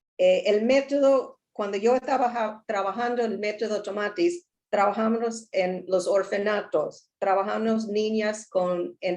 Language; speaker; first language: Spanish; non-native, learner; English